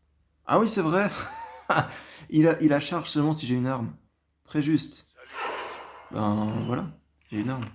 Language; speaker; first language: French; native; French